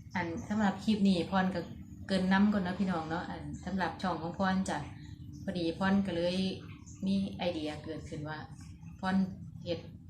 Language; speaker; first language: Thai; native; Thai